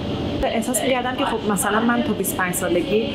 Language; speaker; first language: Persian; native; Persian